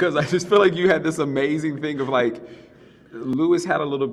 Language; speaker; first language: English; native; English